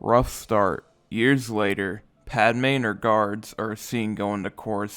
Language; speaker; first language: English; native; English